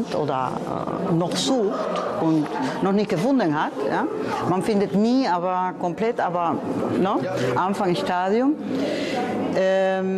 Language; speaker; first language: German; non-native, fluent; Spanish